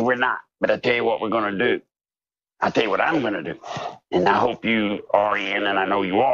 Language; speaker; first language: English; native; English